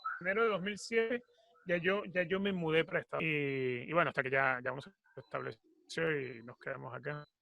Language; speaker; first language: Spanish; native; Spanish